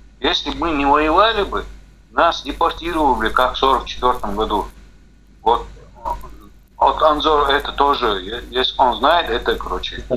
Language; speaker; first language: Russian; non-native, local second language; Chechen